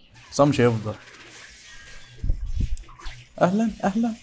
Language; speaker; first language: Arabic; native; Arabic